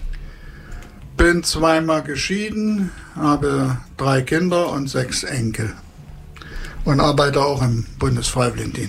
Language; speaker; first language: German; native; German